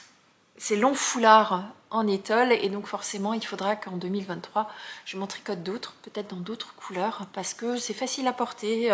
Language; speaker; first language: French; native; French